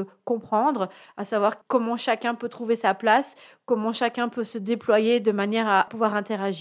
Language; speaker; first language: French; native; French